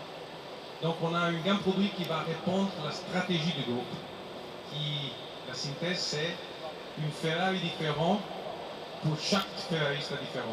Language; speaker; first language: French; non-native, fluent; Italian